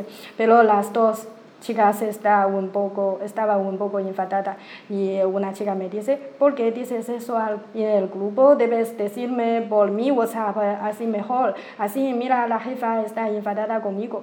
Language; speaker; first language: Spanish; non-native, learner; Chinese